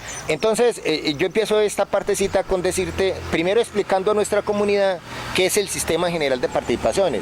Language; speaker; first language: Spanish; native; Spanish